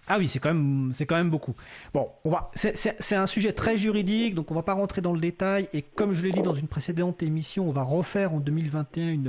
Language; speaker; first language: French; native; French